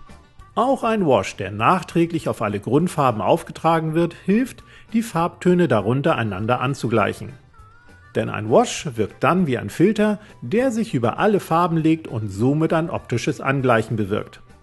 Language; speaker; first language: German; native; German